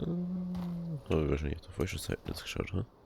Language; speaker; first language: German; native; German